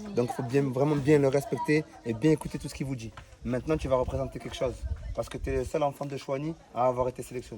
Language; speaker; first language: French; native; French